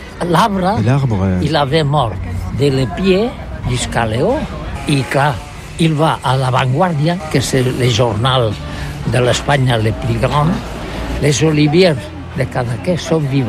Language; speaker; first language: French; non-native, learner; Catalan